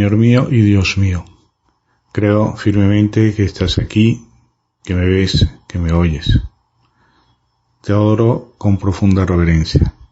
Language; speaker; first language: Spanish; native; Spanish